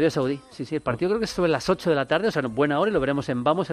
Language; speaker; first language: Spanish; native; Spanish